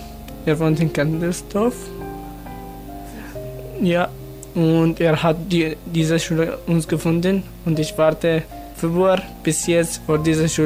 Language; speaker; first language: German; non-native, learner; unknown